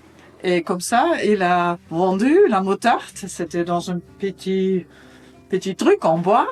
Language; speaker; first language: French; non-native, fluent; German